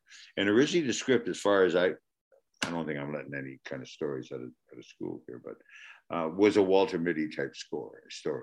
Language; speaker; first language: English; native; English